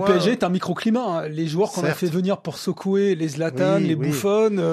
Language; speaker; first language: French; native; French